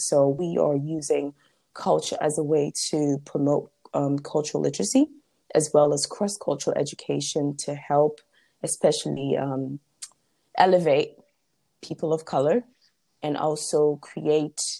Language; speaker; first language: English; non-native, local second language; Ewe